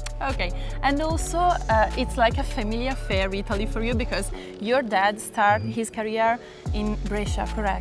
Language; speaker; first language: English; non-native, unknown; Italian